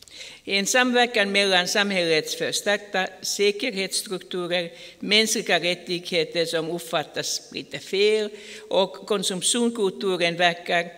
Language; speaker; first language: Swedish; non-native, fluent; Finnish